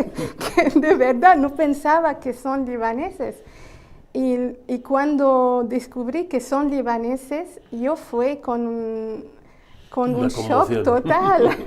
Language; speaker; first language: Spanish; non-native, fluent; Arabic